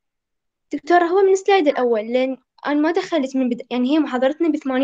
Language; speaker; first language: Arabic; native; Arabic